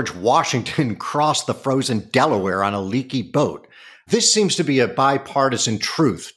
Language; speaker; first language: English; native; English